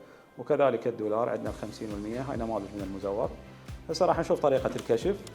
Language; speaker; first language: Arabic; native; Arabic